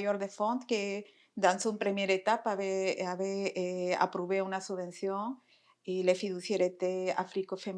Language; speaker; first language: French; non-native, fluent; Spanish